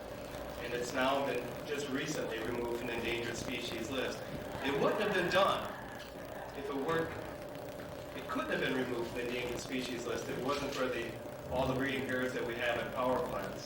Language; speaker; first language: English; native; English